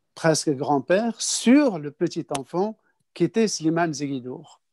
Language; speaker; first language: French; non-native, local second language; Kabyle